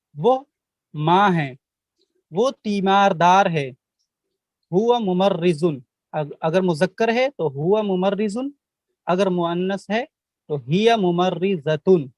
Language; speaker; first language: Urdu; native; Urdu